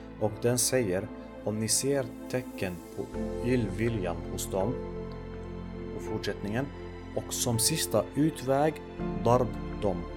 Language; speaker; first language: Swedish; early bilingual, other home language; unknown